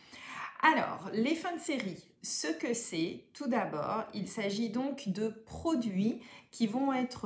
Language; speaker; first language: French; native; French